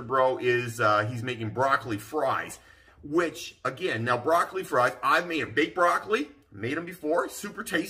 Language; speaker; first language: English; native; English